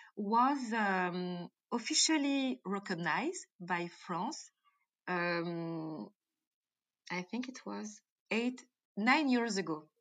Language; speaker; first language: English; non-native, fluent; French